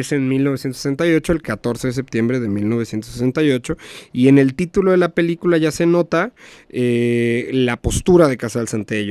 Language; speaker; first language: Spanish; native; Spanish